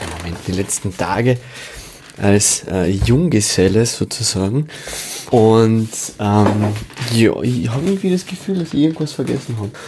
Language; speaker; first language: German; native; German